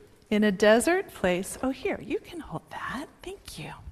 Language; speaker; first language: English; native; English